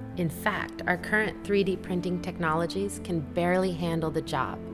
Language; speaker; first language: English; native; English